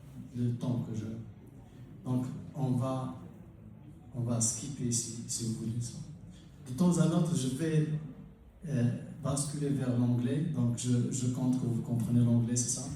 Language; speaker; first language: French; non-native, local second language; Arabic